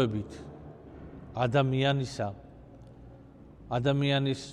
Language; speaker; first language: Georgian; native; Georgian